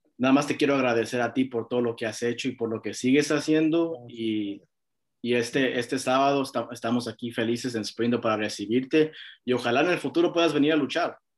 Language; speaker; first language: Spanish; early bilingual, heritage; Spanish